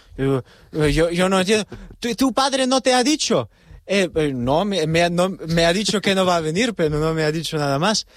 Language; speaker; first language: Spanish; non-native, fluent; German